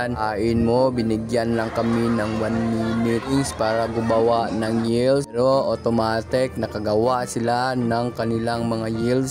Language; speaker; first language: Filipino; non-native, local second language; Cebuano